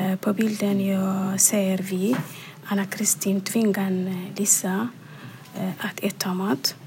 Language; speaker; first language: Swedish; non-native, learner; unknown